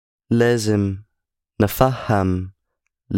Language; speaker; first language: Arabic; non-native, learner; English